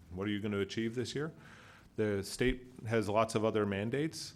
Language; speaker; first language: English; native; English